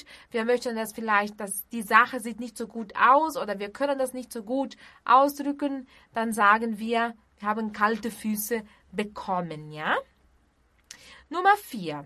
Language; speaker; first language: German; non-native, fluent; Portuguese